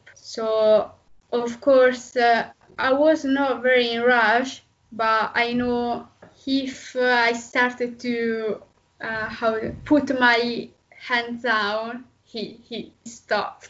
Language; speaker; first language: English; non-native, learner; Italian